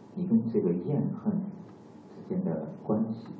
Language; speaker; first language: Chinese; native; Chinese